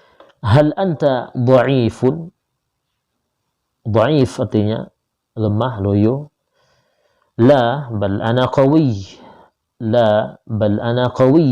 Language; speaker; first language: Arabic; non-native, fluent; Indonesian